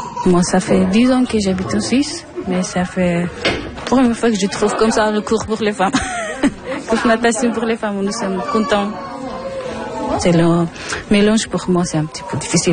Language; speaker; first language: French; non-native, learner; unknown